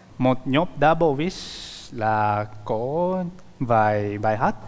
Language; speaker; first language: Vietnamese; non-native, learner; Japanese